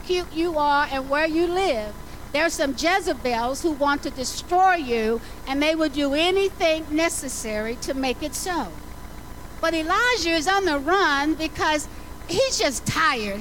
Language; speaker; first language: English; native; English